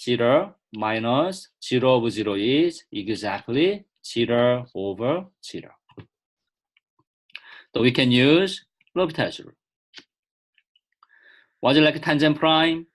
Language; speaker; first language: English; non-native, fluent; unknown